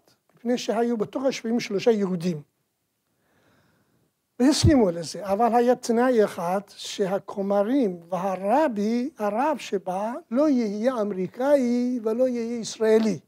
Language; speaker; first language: Hebrew; non-native, fluent; Persian